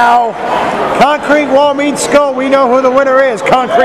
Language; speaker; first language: English; native; English